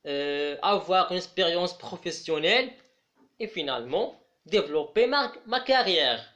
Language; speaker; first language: French; non-native, local second language; Arabic